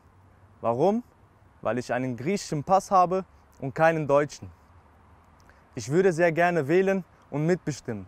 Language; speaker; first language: German; early bilingual, other home language; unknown